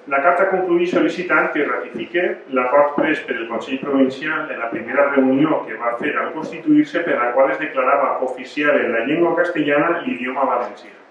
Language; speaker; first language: Spanish; non-native, local second language; Catalan